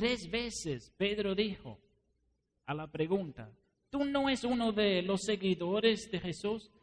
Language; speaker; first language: Spanish; non-native, fluent; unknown